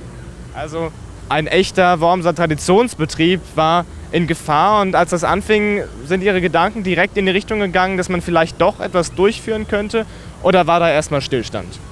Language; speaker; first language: German; native; German